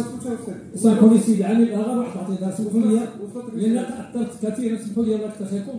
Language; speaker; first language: Arabic; native; Arabic